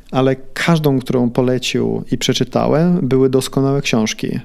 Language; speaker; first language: Polish; early bilingual, heritage; Polish